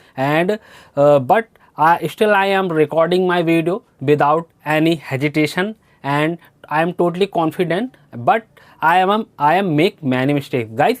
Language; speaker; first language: English; non-native, learner; Hindi